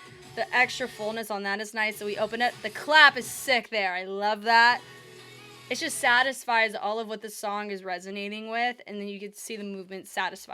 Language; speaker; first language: English; native; English